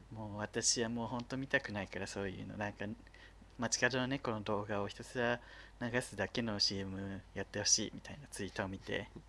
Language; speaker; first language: Japanese; native; Japanese